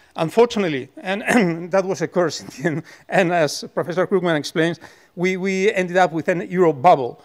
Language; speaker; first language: English; non-native, fluent; Spanish